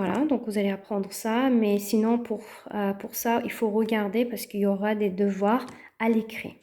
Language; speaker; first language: French; native; French